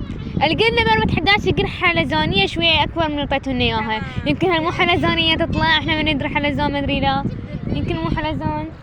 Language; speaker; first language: Arabic; native; Arabic